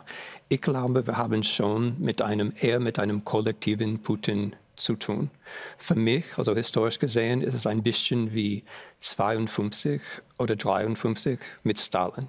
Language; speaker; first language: German; non-native, fluent; English